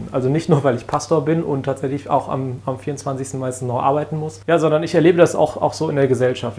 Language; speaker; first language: German; native; German